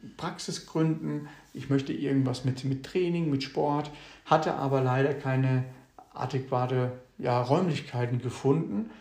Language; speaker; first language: German; early bilingual, other home language; Italian